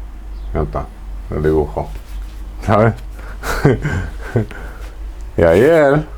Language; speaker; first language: Spanish; non-native, fluent; English